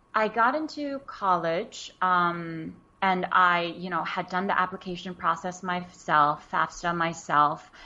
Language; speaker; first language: English; early bilingual, other home language; Wu Chinese